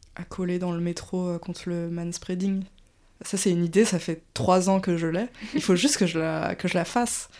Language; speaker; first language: French; native; French